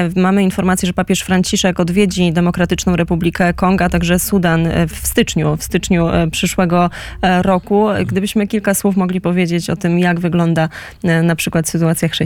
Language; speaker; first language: Polish; native; Polish